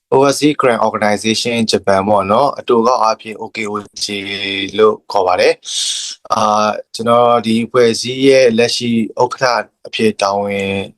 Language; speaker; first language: Burmese; non-native, local second language; S'gaw Karen